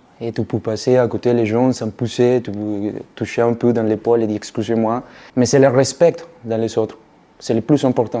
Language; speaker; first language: French; non-native, fluent; Spanish